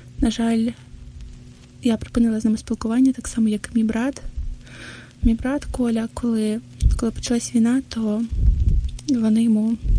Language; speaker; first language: Ukrainian; non-native, local second language; Russian